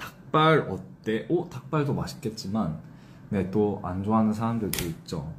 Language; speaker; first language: Korean; early bilingual, heritage; English